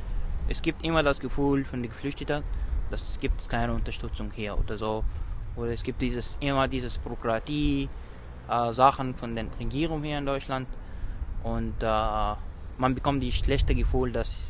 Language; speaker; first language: German; non-native, fluent; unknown